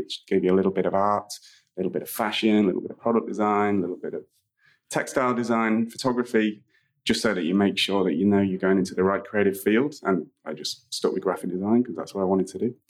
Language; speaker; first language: English; native; English